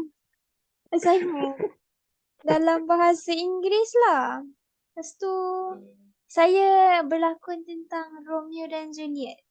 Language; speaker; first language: Malay; native; Malay